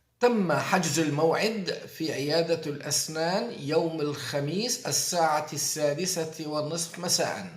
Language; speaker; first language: Arabic; non-native, fluent; Turkish